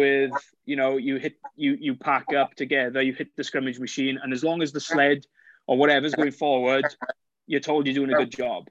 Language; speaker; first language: English; native; English